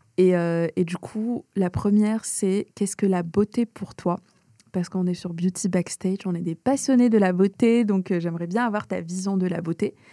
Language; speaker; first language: French; early bilingual, other home language; Arabic